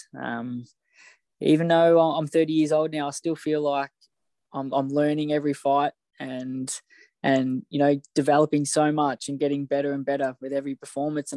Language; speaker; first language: English; native; English